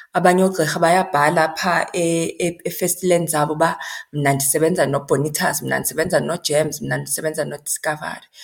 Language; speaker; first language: Xhosa; non-native, local second language; Zulu